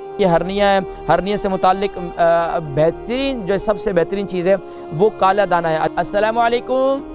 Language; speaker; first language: Urdu; native; Urdu